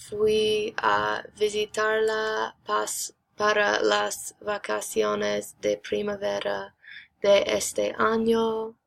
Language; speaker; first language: Spanish; non-native, learner; English